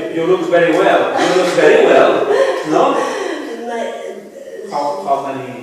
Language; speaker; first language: English; non-native, learner; Catalan